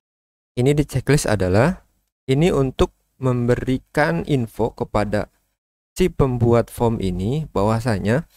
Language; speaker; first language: Indonesian; native; Indonesian